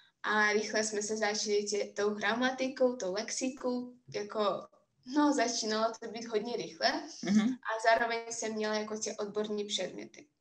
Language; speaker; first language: Czech; non-native, fluent; Russian